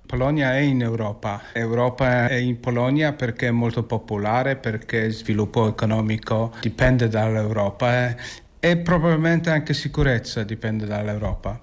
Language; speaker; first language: Italian; non-native, fluent; Polish